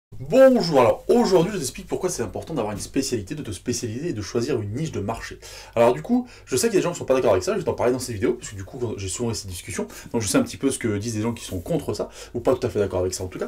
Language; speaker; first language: French; native; French